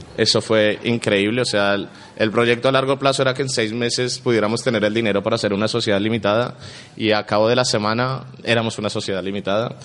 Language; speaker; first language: Spanish; native; Spanish